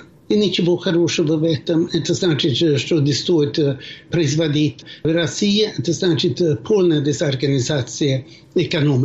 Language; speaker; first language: Russian; non-native, fluent; Swedish